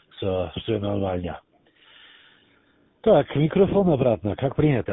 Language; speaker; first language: Russian; non-native, learner; German